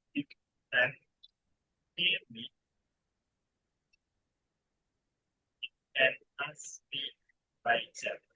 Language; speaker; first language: English; non-native, learner; Indonesian